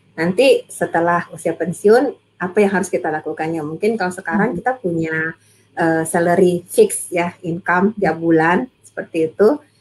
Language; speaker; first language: Indonesian; native; Indonesian